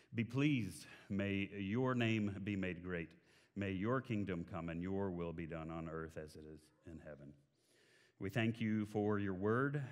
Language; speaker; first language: English; native; English